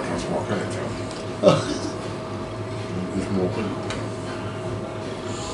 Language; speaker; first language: Swedish; native; Swedish